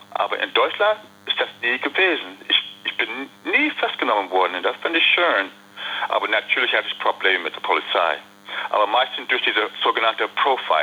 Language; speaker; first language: German; non-native, fluent; English